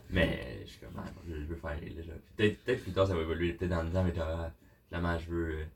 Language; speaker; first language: French; native; French